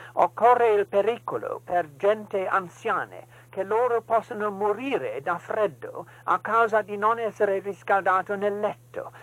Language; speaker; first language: Italian; non-native, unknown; English